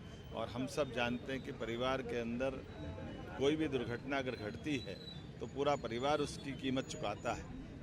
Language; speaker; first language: Hindi; native; Hindi